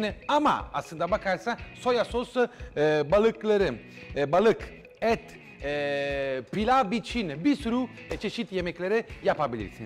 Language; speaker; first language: Turkish; non-native, learner; Italian